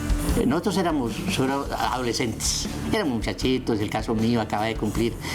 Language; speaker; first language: Spanish; native; Spanish